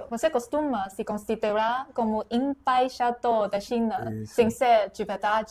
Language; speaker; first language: Portuguese; non-native, fluent; Chinese